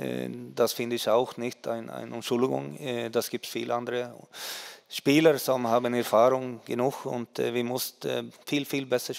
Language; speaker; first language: German; non-native, fluent; Swedish